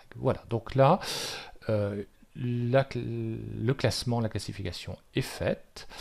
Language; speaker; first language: French; native; French